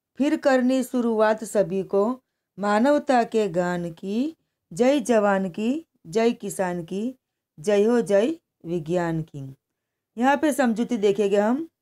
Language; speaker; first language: Hindi; non-native, local second language; Gujarati